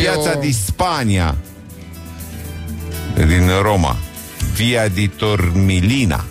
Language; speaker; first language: Romanian; native; Romanian